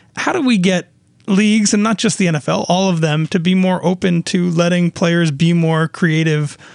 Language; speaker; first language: English; native; English